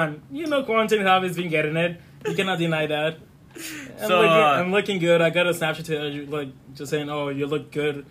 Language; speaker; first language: English; non-native, fluent; Spanish